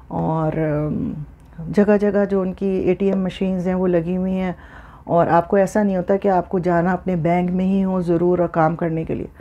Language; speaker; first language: Urdu; native; Urdu